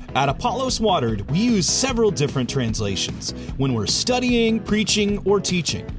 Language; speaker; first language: English; native; English